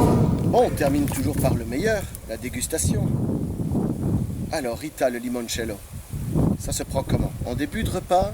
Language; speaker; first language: French; native; French